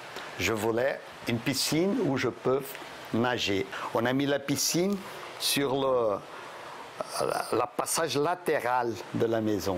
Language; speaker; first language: French; non-native, fluent; Portuguese